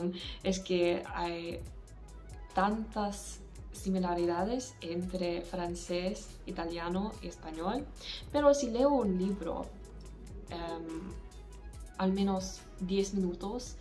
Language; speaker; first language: Spanish; non-native, fluent; English